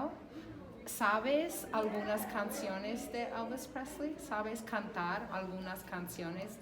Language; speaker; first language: Spanish; non-native, fluent; English